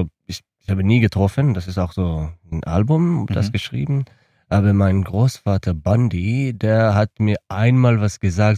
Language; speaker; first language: German; non-native, learner; Hebrew